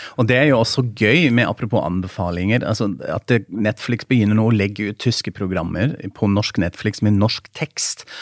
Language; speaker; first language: Norwegian; non-native, fluent; German